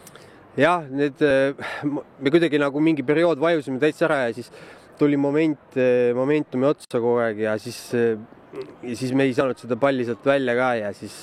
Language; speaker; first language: Estonian; native; Estonian